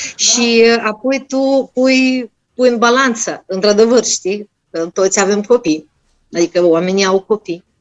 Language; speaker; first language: Romanian; non-native, fluent; Russian